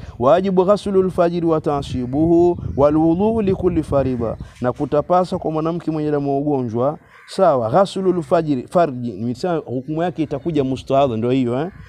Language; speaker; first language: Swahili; native; Swahili